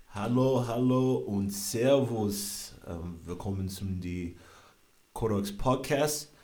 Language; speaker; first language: German; non-native, learner; English